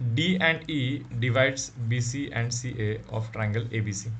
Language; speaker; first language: English; non-native, local second language; Marathi